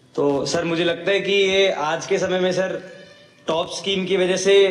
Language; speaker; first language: Hindi; native; Hindi